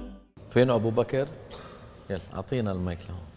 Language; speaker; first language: Arabic; native; Arabic